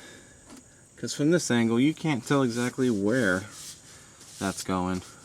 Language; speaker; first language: English; native; English